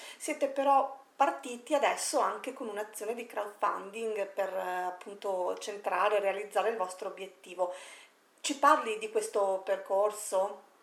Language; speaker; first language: Italian; native; Italian